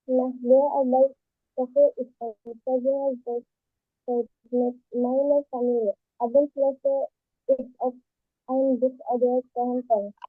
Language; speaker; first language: German; non-native, learner; Indonesian